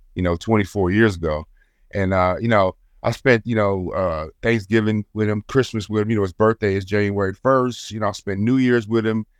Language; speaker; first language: English; native; English